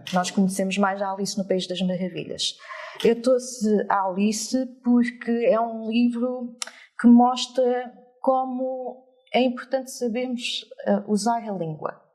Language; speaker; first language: Portuguese; early bilingual, other home language; French